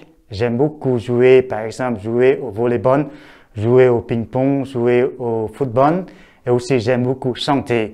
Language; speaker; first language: French; non-native, fluent; Vietnamese